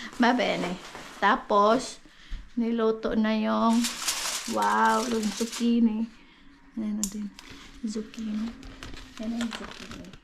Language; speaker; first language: Filipino; native; Filipino